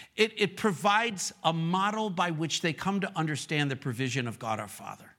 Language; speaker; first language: English; native; English